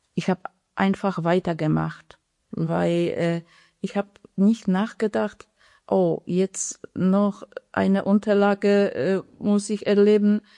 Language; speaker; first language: German; non-native, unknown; Polish